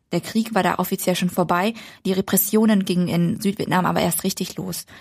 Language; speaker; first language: German; early bilingual, other home language; Vietnamese